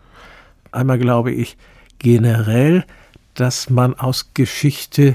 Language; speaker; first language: German; native; German